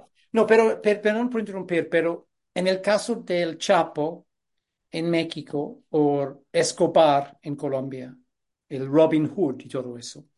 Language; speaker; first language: Spanish; non-native, fluent; English